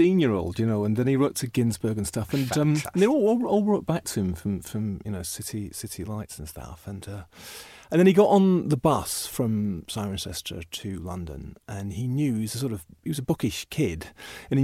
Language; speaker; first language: English; native; English